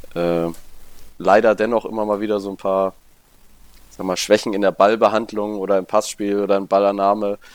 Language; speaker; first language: German; native; German